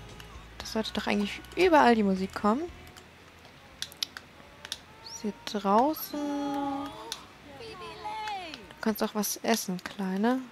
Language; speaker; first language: German; native; German